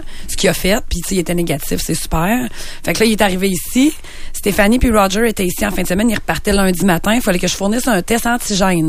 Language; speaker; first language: French; native; French